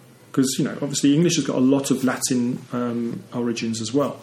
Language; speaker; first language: English; native; English